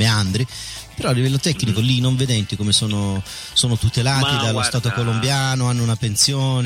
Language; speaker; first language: Italian; native; Italian